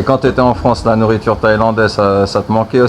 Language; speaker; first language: French; native; French